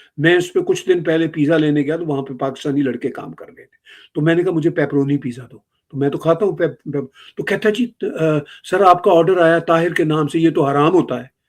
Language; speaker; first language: Urdu; native; Urdu